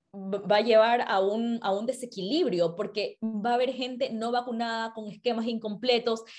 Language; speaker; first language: Spanish; native; Spanish